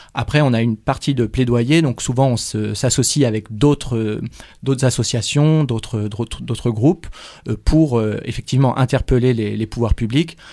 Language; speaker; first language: French; native; French